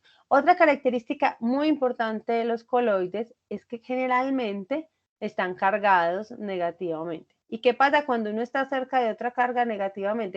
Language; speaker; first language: Spanish; native; Spanish